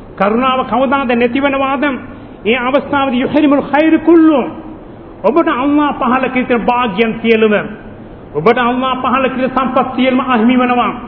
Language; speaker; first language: Sinhala; non-native, local second language; Tamil